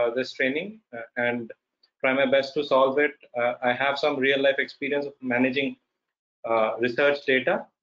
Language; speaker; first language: English; non-native, local second language; Odia